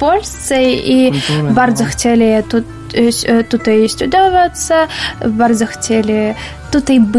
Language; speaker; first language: Polish; non-native, learner; Russian